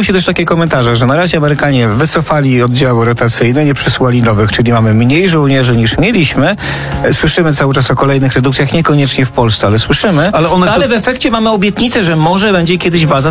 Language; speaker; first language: Polish; native; Polish